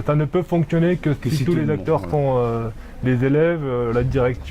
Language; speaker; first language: French; native; French